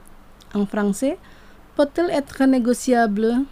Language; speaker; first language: French; non-native, fluent; Indonesian